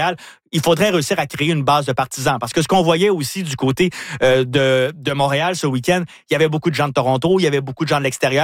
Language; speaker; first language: French; native; French